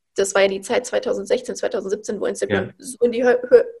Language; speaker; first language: German; native; German